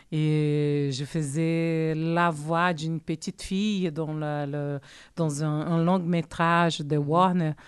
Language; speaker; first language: French; non-native, fluent; Portuguese